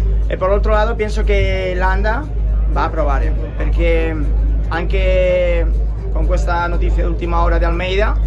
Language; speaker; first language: Italian; non-native, learner; Spanish